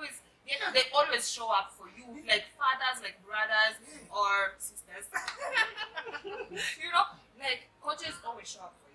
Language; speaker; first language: English; non-native, local second language; Swahili